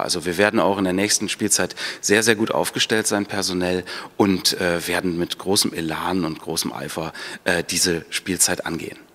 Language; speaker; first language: German; native; German